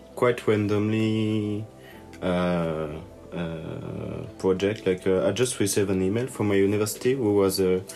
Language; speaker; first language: English; non-native, learner; French